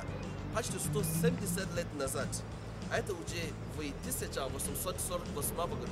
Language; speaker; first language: Russian; non-native, learner; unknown